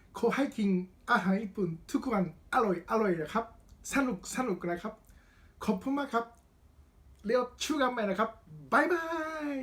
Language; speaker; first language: Thai; non-native, learner; Japanese